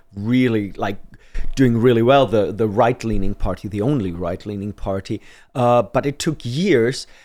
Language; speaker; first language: English; non-native, fluent; German